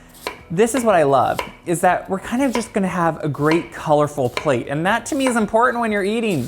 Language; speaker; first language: English; native; English